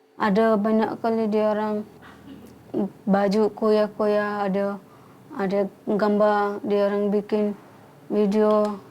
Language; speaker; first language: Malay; non-native, learner; Bangla